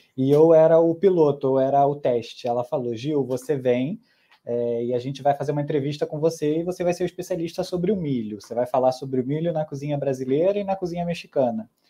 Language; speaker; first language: Portuguese; native; Portuguese